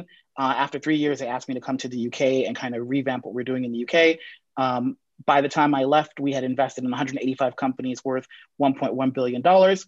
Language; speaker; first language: English; native; English